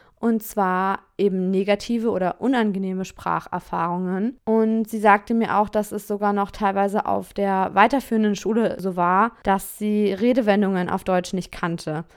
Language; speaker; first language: German; native; German